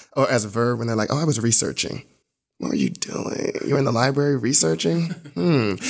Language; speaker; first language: English; native; English